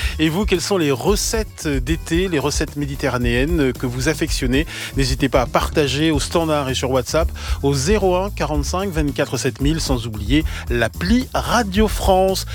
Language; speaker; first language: French; native; French